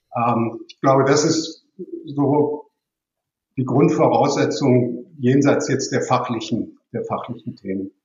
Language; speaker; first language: German; native; German